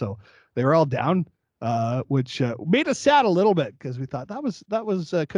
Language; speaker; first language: English; native; English